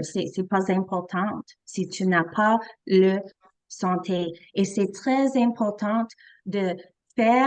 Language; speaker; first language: French; non-native, local second language; English